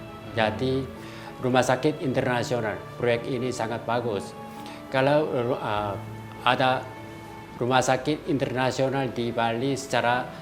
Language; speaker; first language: Indonesian; non-native, fluent; Korean